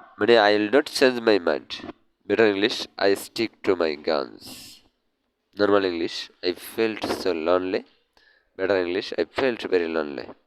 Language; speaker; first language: English; non-native, learner; Bangla